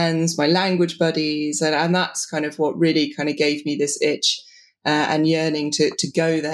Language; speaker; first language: English; native; English